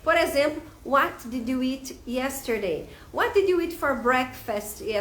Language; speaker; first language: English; non-native, fluent; Portuguese